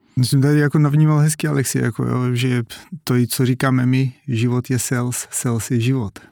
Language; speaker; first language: Czech; non-native, fluent; Macedonian